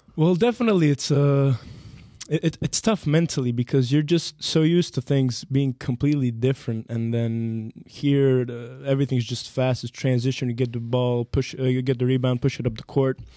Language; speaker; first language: English; non-native, fluent; Serbian